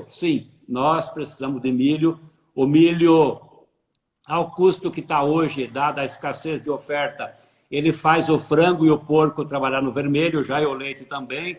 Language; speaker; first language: Portuguese; native; Portuguese